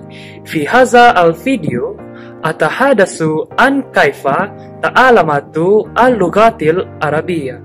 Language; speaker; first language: Arabic; non-native, learner; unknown